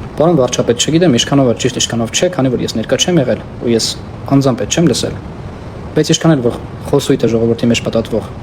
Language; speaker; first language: Armenian; non-native, local second language; Kurdish